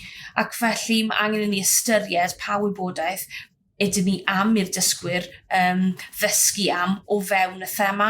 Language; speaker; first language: Welsh; native; Welsh